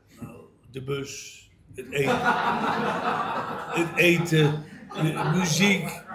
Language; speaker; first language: Dutch; native; Dutch